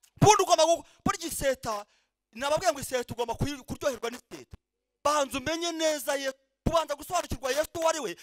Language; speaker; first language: Kinyarwanda; native; Kinyarwanda